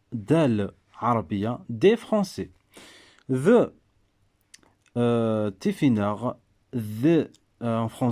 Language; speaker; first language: French; non-native, local second language; Berber languages